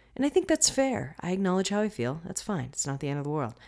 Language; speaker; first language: English; native; English